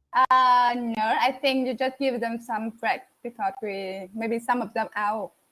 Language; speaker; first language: English; non-native, fluent; Vietnamese